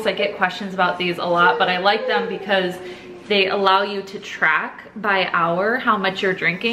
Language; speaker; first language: English; native; English